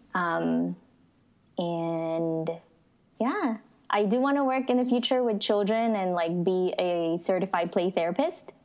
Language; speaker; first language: English; non-native, local second language; Filipino